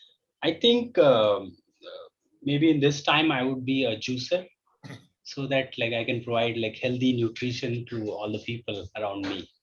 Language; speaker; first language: English; non-native, local second language; Hindi